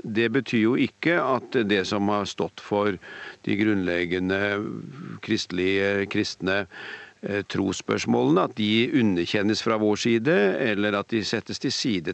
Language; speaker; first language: Norwegian; native; Norwegian